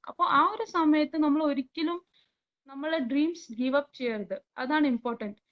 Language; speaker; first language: Malayalam; early bilingual, heritage; Malayalam